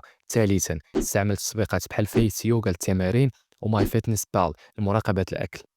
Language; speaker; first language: Arabic; native; Arabic